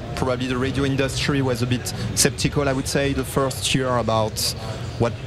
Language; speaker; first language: English; non-native, fluent; French